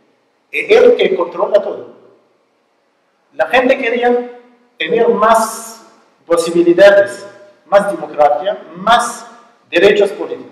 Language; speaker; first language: Spanish; non-native, learner; Arabic